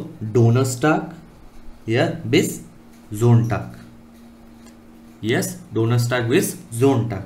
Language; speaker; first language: German; non-native, learner; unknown